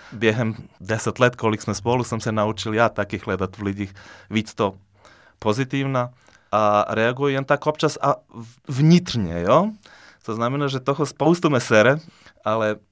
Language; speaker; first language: Czech; non-native, fluent; Serbian